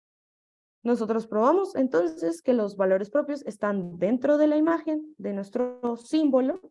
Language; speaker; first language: Spanish; native; Spanish